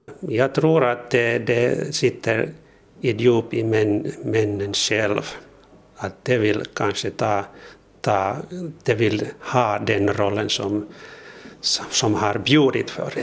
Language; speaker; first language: Swedish; non-native, learner; Finnish